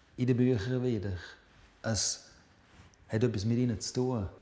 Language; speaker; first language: German; non-native, local second language; Romansh